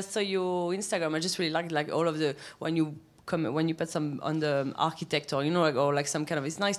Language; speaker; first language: English; non-native, fluent; French